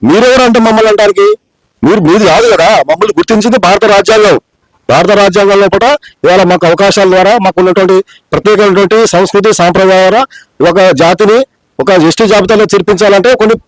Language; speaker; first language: Telugu; non-native, local second language; Lambadi